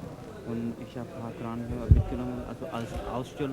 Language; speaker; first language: German; non-native, learner; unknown